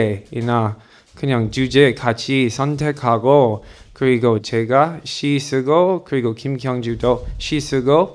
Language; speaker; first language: Korean; non-native, learner; English